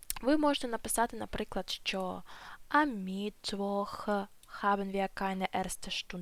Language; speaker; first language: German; non-native, fluent; Ukrainian